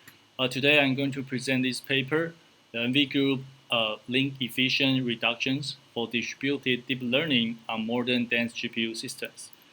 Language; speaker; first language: English; non-native, fluent; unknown